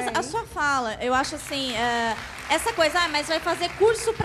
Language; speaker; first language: Portuguese; native; Portuguese